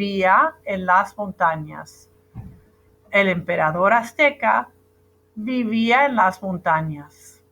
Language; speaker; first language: Spanish; non-native, fluent; English